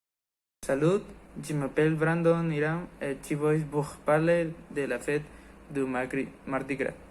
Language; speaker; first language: French; non-native, learner; Spanish